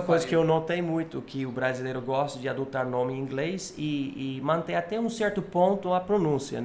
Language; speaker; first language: Portuguese; non-native, fluent; English